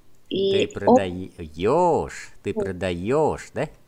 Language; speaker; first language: Russian; non-native, fluent; Vietnamese